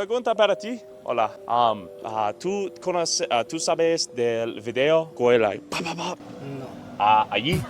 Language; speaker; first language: Spanish; non-native, learner; English